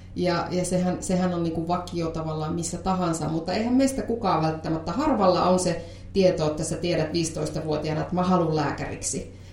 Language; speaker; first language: Finnish; native; Finnish